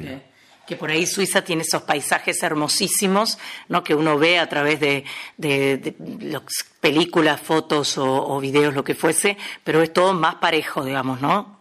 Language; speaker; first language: Spanish; native; Spanish